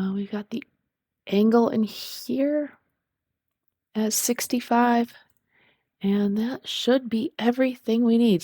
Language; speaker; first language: English; native; English